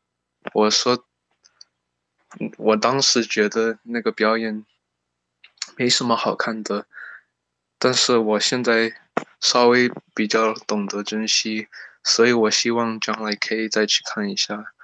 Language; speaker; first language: Chinese; early bilingual, heritage; Chinese